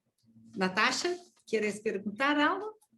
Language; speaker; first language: Spanish; non-native, learner; Portuguese